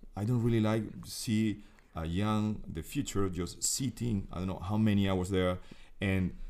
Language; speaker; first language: English; non-native, fluent; Spanish